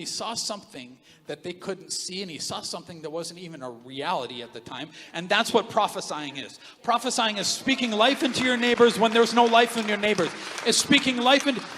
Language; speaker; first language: English; native; English